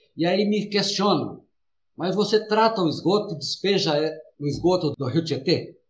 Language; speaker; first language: Portuguese; native; Portuguese